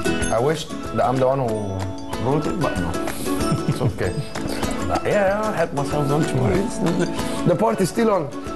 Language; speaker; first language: English; non-native, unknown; Arabic